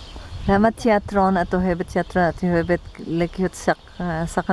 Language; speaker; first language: Hebrew; non-native, fluent; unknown